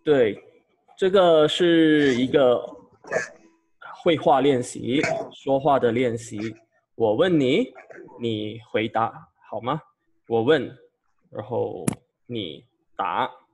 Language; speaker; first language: Chinese; non-native, fluent; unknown